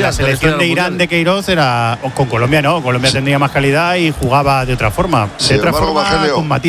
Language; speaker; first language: Spanish; native; Spanish